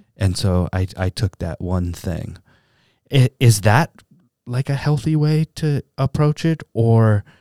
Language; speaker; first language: English; native; English